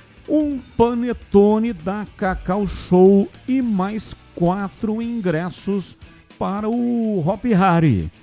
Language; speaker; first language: Portuguese; native; Portuguese